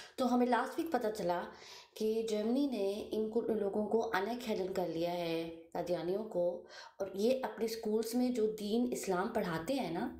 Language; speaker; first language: Hindi; early bilingual, heritage; Hindi